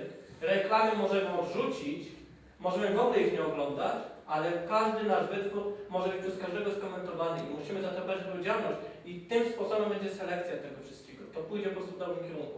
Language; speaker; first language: Polish; native; Polish